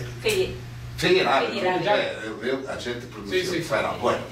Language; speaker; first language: Spanish; non-native, fluent; Portuguese